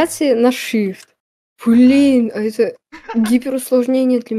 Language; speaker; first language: Russian; native; Russian